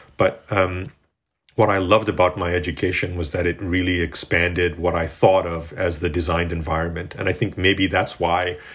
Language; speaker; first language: English; native; English